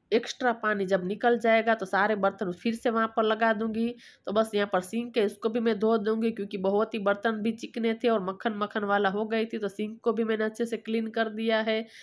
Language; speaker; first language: Hindi; non-native, local second language; Gujarati